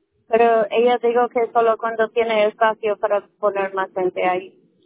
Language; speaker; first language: Spanish; non-native, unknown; English